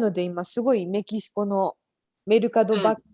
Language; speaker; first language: Japanese; native; Japanese